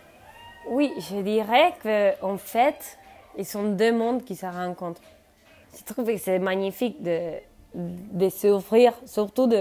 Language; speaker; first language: French; non-native, fluent; Spanish